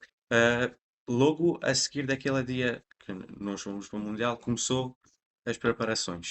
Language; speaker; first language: Portuguese; non-native, fluent; Persian